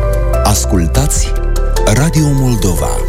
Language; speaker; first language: Romanian; native; Romanian